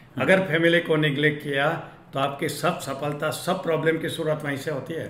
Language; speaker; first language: Hindi; non-native, local second language; Gujarati